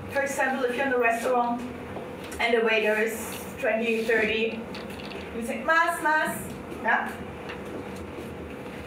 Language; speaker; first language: English; non-native, fluent; German